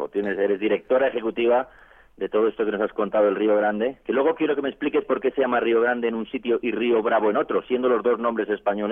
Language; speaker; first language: Spanish; native; Spanish